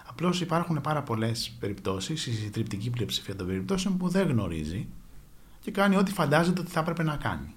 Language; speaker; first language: Greek; native; Greek